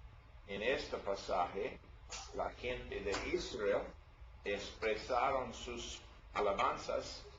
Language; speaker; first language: Spanish; non-native, learner; English